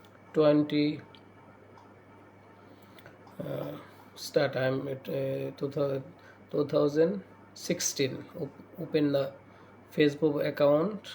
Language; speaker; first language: English; non-native, learner; Bangla